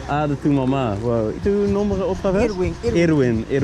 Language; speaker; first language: Spanish; non-native, learner; Dutch